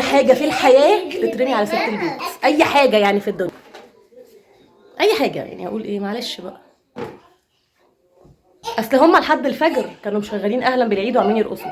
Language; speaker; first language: Arabic; native; Arabic